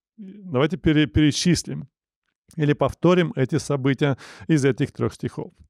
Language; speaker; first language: Russian; non-native, local second language; Romanian